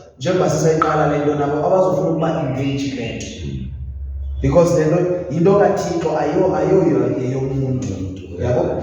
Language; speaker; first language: Zulu; non-native, local second language; Xhosa